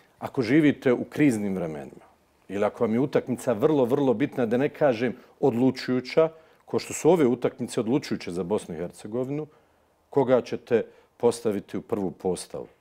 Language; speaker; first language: Bosnian; native; Bosnian